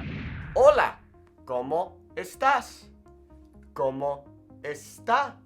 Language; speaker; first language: Spanish; non-native, fluent; English